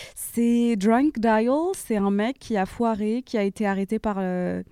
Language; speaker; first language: French; non-native, local second language; Arabic